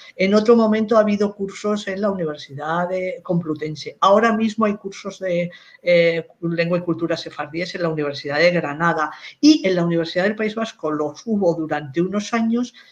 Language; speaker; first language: Spanish; native; Spanish